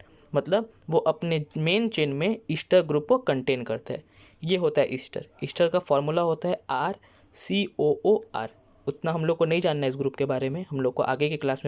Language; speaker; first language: Hindi; native; Hindi